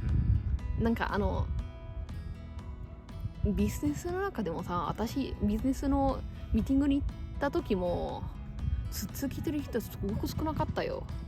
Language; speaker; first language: Japanese; non-native, fluent; Italian